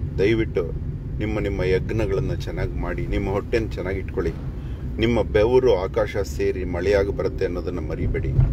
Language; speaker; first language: Kannada; native; Kannada